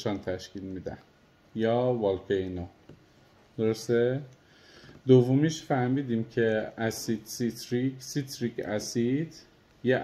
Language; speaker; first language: Persian; native; Persian